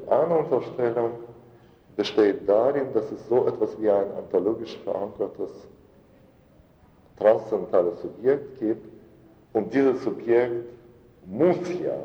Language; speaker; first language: German; non-native, fluent; Russian